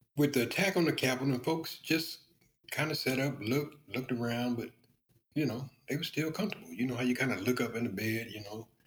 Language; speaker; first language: English; native; English